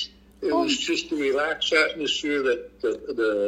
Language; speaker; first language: English; native; English